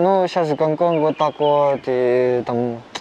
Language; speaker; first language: Russian; non-native, learner; Cantonese